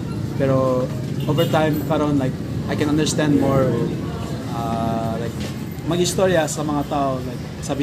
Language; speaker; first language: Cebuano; non-native, learner; English